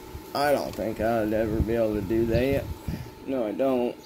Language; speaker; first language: English; native; English